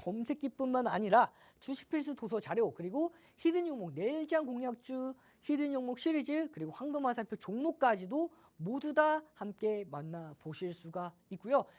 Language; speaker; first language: Korean; native; Korean